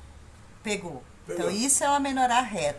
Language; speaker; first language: Portuguese; native; Portuguese